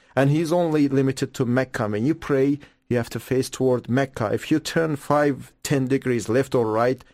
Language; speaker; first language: English; non-native, fluent; Persian